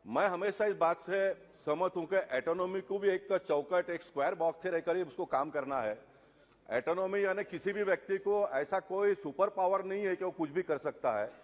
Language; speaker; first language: Hindi; non-native, local second language; Tulu